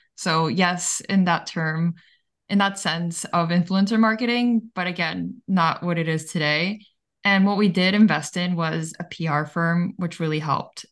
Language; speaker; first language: English; early bilingual, other home language; Bulgarian